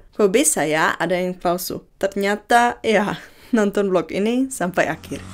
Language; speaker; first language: Indonesian; non-native, fluent; Czech